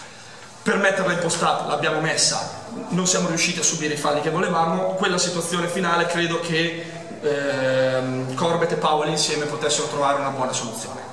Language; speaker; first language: Italian; native; Italian